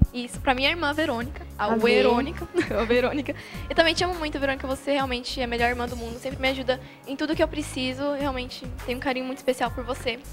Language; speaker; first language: Portuguese; native; Portuguese